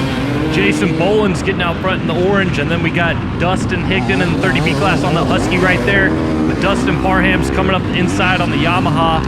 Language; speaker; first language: English; native; English